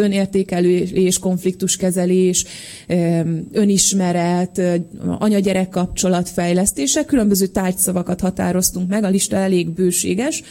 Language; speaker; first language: Hungarian; native; Hungarian